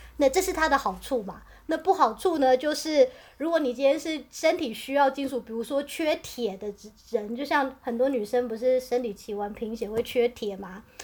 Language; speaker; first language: Chinese; native; Chinese